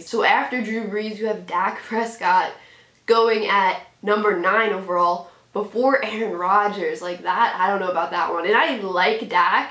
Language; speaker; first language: English; native; English